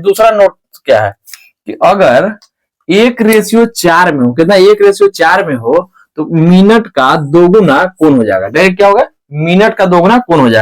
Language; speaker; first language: Hindi; native; Hindi